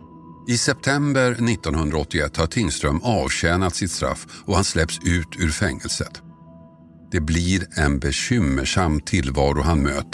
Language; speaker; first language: Swedish; native; Swedish